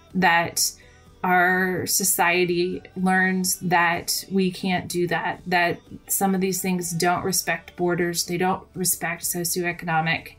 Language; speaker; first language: English; native; English